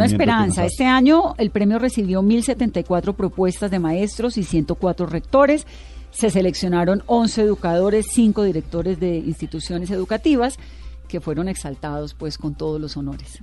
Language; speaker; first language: Spanish; native; Spanish